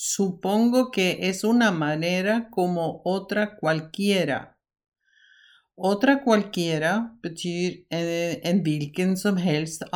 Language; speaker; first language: Spanish; non-native, fluent; Norwegian